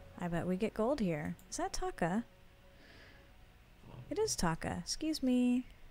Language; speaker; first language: English; native; English